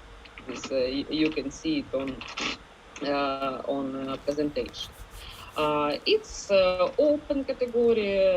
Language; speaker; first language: English; non-native, fluent; Ukrainian